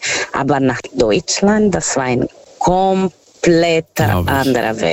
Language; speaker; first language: German; non-native, learner; Portuguese